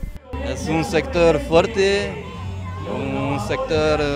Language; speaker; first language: Spanish; non-native, learner; French